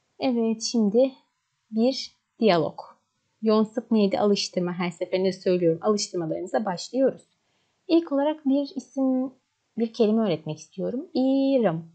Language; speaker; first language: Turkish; native; Turkish